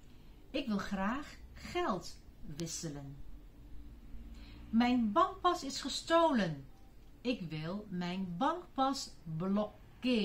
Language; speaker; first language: Dutch; non-native, fluent; Chinese